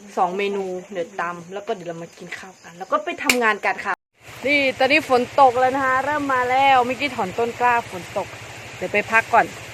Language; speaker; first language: Thai; non-native, local second language; S'gaw Karen